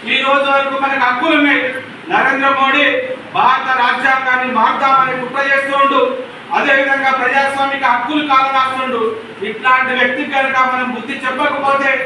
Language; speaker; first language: Telugu; native; Telugu